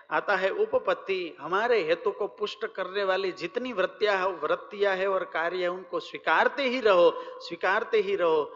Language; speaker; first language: Hindi; non-native, local second language; Gujarati